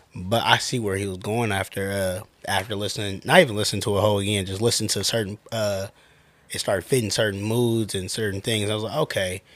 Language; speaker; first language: English; native; English